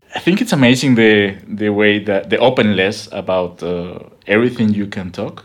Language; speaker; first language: English; non-native, fluent; Spanish